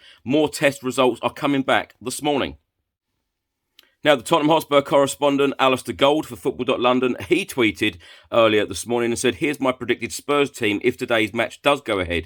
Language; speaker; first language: English; native; English